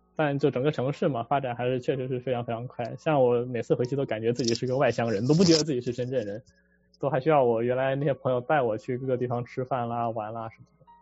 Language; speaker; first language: Chinese; native; Chinese